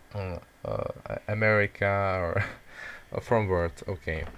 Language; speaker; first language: English; non-native, learner; Czech